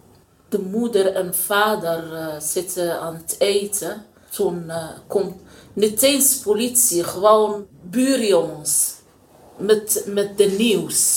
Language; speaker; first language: Dutch; non-native, learner; Arabic